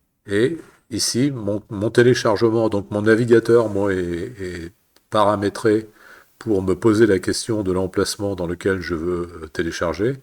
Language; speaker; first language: French; native; French